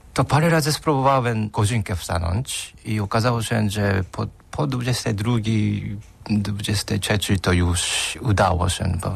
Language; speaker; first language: Polish; non-native, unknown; Japanese